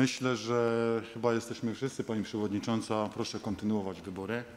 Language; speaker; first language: Polish; native; Polish